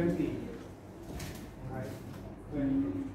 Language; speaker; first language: English; non-native, fluent; Indonesian